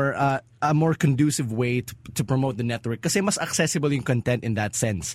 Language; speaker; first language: English; non-native, local second language; Filipino